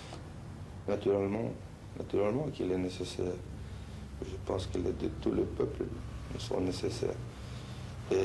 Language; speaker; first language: French; non-native, fluent; Spanish